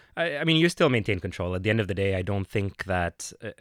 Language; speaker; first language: English; non-native, fluent; Arabic